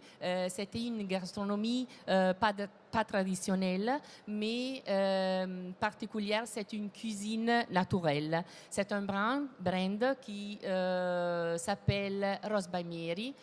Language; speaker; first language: French; non-native, fluent; Italian